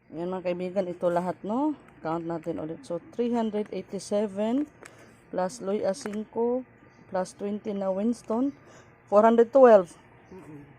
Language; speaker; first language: Filipino; non-native, local second language; Cebuano